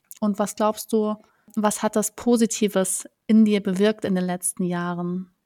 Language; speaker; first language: German; native; German